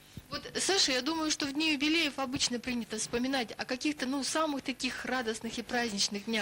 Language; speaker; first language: Russian; native; Russian